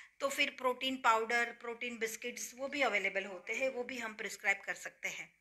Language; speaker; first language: Hindi; non-native, local second language; Gujarati